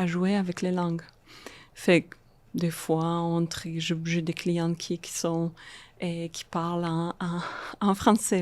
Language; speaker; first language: French; non-native, fluent; Russian